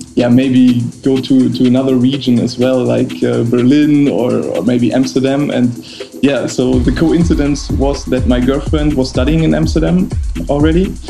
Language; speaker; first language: English; non-native, fluent; German